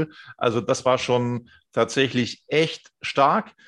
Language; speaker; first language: German; native; German